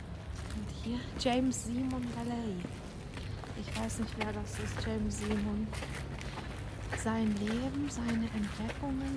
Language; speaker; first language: German; non-native, learner; Ukrainian